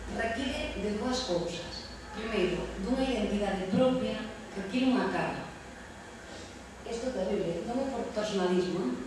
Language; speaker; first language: Galician; native; Galician